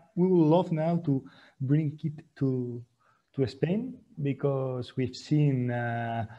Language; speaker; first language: English; non-native, fluent; Spanish